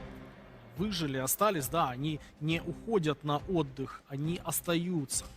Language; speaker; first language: Russian; native; Russian